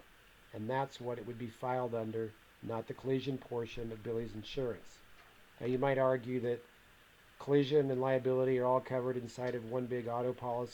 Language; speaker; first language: English; native; English